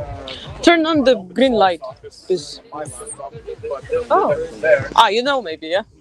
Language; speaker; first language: English; non-native, fluent; Ukrainian